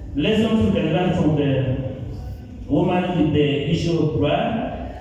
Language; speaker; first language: English; non-native, local second language; Swahili